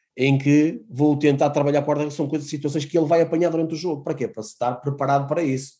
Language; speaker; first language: Portuguese; native; Portuguese